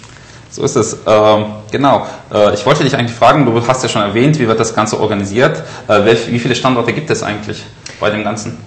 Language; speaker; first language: German; native; German